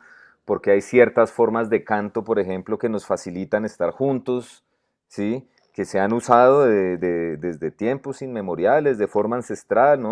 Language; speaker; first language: Spanish; native; Spanish